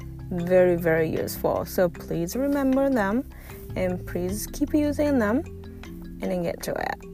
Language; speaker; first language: English; non-native, fluent; Japanese